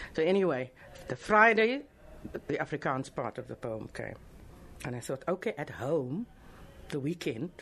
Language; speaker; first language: English; non-native, local second language; Afrikaans